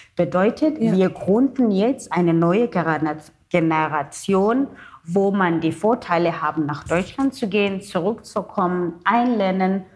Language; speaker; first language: German; non-native, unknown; Xhosa